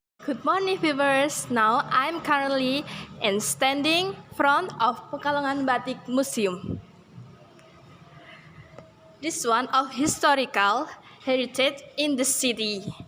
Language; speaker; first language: English; non-native, learner; Indonesian